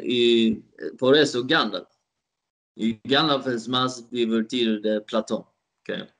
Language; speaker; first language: Spanish; non-native, learner; Swedish